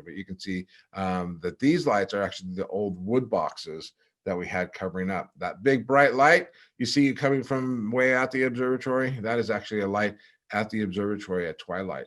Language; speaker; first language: English; native; English